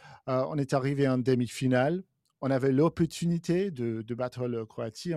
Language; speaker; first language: French; non-native, fluent; English